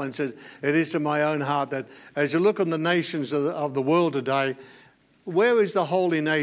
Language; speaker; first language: English; native; English